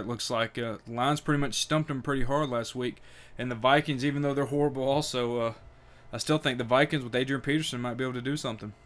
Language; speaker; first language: English; native; English